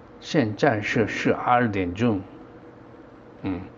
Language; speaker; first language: Chinese; non-native, learner; Korean